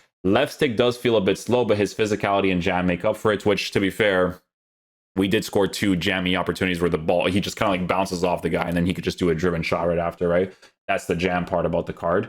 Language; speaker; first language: English; native; English